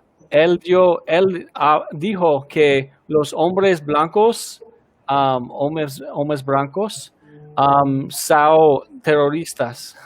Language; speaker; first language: Spanish; non-native, fluent; English